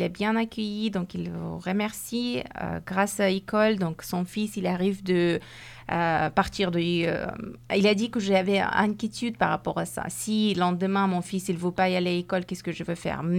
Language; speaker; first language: French; non-native, fluent; Persian